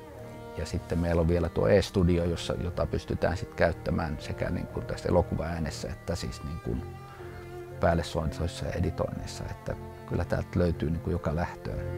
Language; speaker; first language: Finnish; native; Finnish